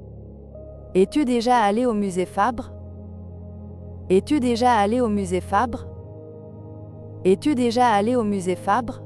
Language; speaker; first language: French; native; French